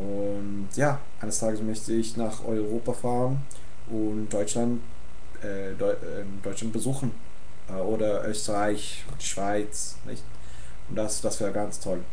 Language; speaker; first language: German; non-native, learner; English